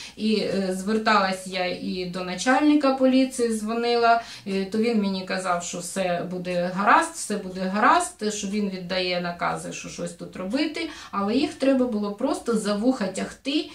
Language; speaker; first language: Ukrainian; native; Ukrainian